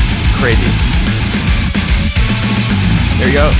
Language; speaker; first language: English; native; English